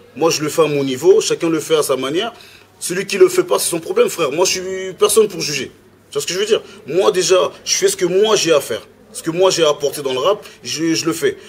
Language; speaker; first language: French; early bilingual, other home language; Lingala